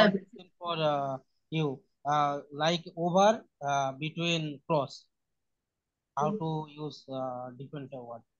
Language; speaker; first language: English; non-native, learner; Bangla